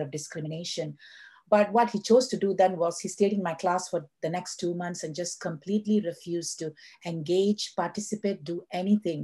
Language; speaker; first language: English; non-native, local second language; Tamil